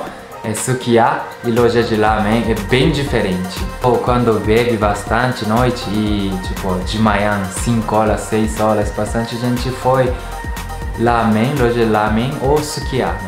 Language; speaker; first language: Portuguese; non-native, learner; Japanese